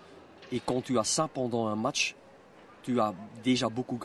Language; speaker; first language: French; non-native, local second language; Dutch